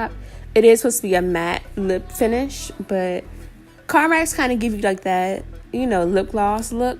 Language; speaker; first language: English; native; English